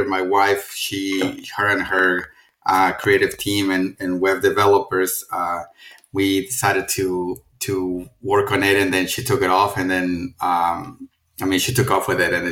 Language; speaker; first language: English; non-native, fluent; Spanish